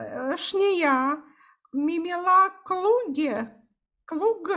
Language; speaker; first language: Hebrew; non-native, fluent; Russian